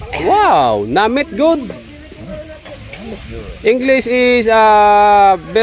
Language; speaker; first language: English; non-native, learner; Filipino